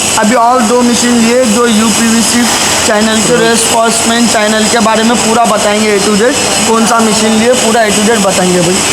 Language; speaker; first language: Hindi; native; Hindi